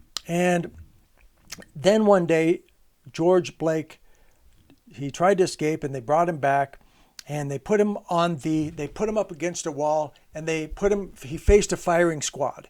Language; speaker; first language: English; native; English